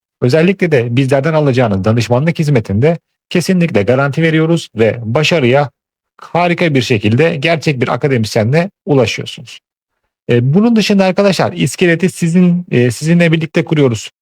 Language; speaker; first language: Turkish; native; Turkish